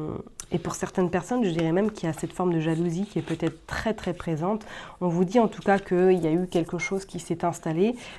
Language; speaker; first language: French; native; French